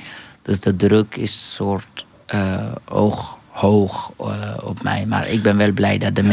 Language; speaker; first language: Dutch; non-native, fluent; Arabic